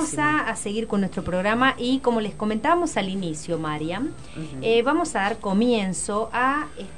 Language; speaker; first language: Spanish; native; Spanish